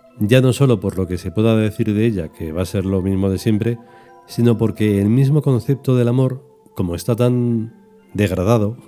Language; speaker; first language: Spanish; native; Spanish